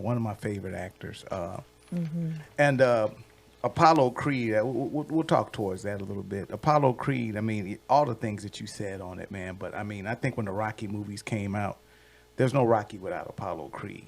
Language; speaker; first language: English; native; English